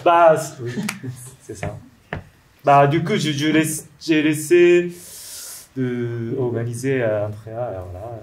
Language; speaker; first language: French; non-native, learner; Japanese